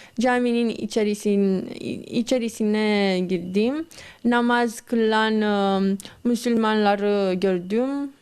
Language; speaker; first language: Turkish; non-native, learner; Romanian